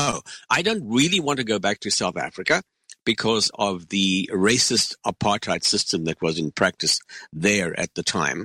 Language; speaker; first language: English; native; English